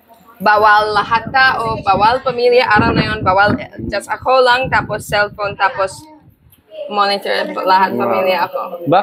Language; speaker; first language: Filipino; non-native, learner; English